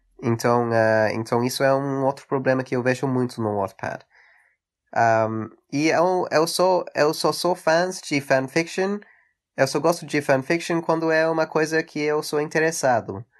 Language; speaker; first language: Portuguese; early bilingual, heritage; English